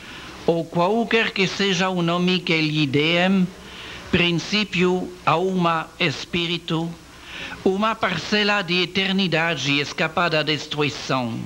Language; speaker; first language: Portuguese; non-native, learner; French